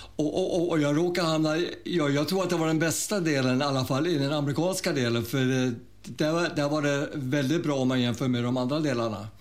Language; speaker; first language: Swedish; early bilingual, other home language; German